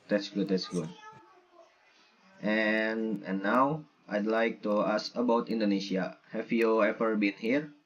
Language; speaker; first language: English; non-native, learner; Indonesian